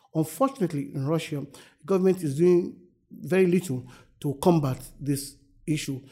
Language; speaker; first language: English; non-native, local second language; Yoruba